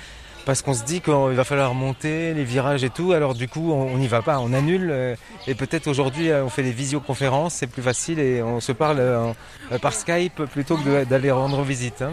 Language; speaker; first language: French; native; French